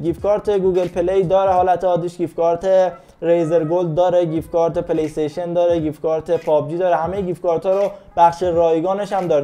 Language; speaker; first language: Persian; native; Persian